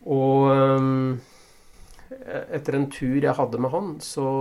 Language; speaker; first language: Norwegian; native; Norwegian